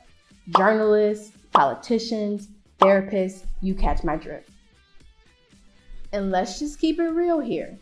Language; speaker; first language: English; native; English